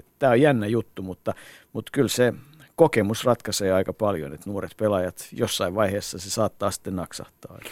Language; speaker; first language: Finnish; native; Finnish